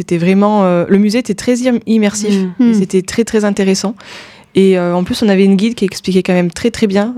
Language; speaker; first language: French; native; French